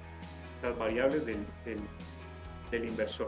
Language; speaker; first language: Spanish; native; Spanish